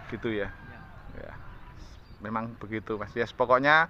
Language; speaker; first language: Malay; non-native, local second language; Javanese